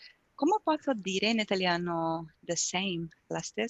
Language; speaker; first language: Italian; non-native, learner; Portuguese